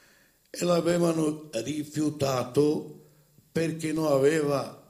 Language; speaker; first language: Italian; non-native, learner; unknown